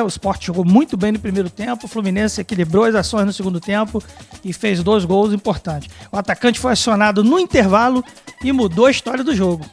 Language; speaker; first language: Portuguese; native; Portuguese